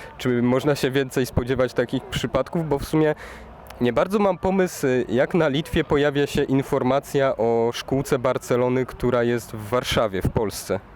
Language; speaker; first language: Polish; native; Polish